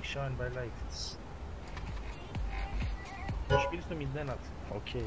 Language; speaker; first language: German; non-native, learner; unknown